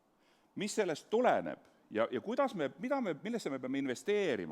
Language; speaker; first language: Estonian; native; Estonian